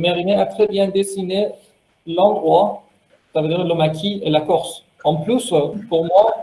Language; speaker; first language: French; non-native, fluent; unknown